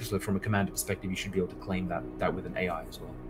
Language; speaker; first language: English; native; English